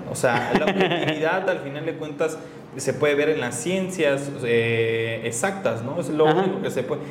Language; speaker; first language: Spanish; native; Spanish